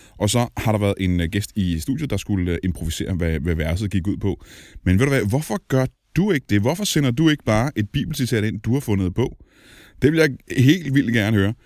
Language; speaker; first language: Danish; native; Danish